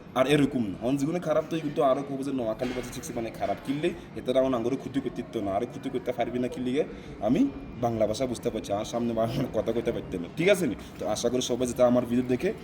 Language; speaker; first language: Bangla; non-native, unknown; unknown